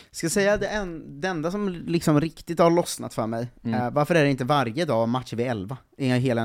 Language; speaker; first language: Swedish; native; Swedish